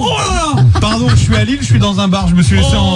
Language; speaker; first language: French; native; French